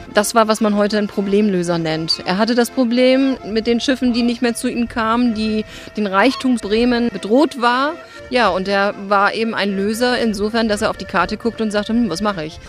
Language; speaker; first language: German; native; German